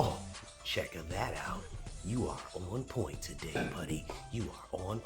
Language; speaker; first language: English; native; English